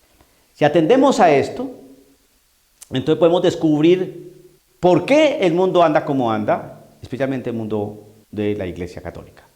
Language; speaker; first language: Spanish; native; Spanish